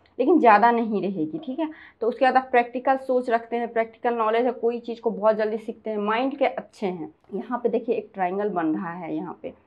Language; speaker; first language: Hindi; native; Hindi